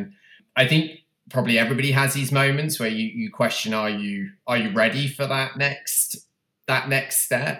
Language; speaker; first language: English; native; English